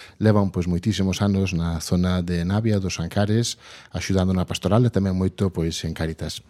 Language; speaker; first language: Galician; native; Galician